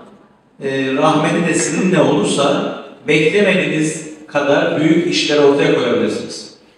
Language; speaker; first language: Turkish; native; Turkish